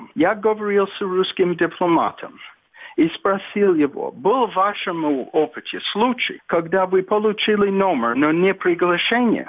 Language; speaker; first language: Russian; non-native, fluent; English